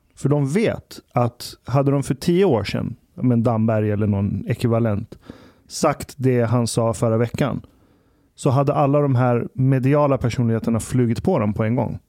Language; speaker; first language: Swedish; early bilingual, other home language; Persian